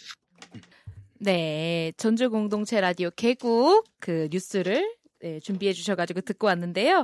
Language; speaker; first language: Korean; native; Korean